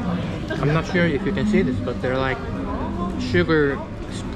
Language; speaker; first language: English; non-native, fluent; Korean